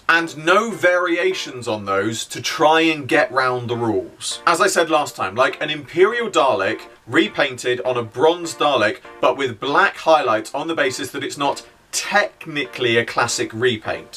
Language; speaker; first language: English; native; English